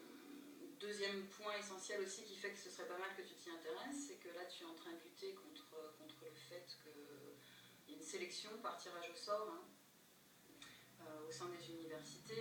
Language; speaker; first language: French; native; French